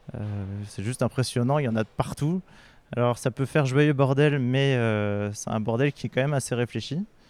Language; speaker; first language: French; native; French